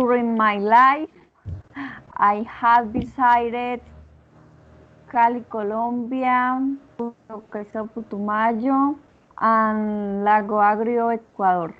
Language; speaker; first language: English; non-native, learner; Spanish